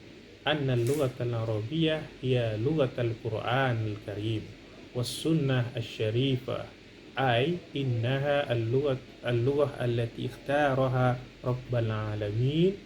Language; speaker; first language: Arabic; non-native, fluent; Indonesian